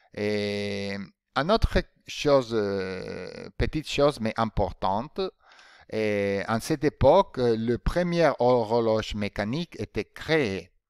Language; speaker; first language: French; non-native, fluent; Spanish